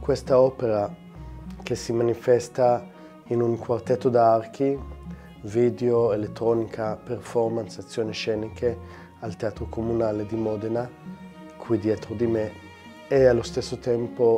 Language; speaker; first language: Italian; non-native, fluent; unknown